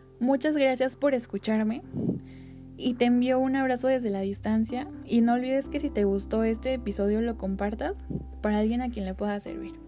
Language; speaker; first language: Spanish; native; Spanish